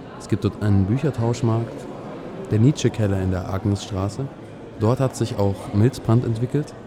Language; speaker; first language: German; native; German